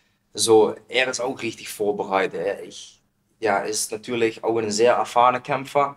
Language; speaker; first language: German; non-native, learner; Dutch